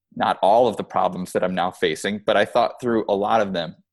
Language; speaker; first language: English; native; English